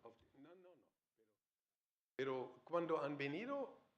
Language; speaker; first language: Spanish; non-native, fluent; German